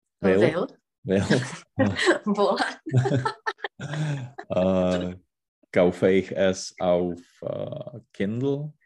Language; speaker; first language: German; non-native, learner; Czech